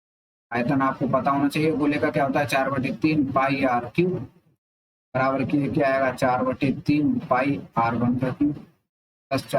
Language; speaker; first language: Hindi; native; Hindi